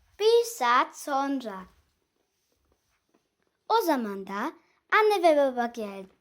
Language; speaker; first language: Turkish; early bilingual, heritage; Turkish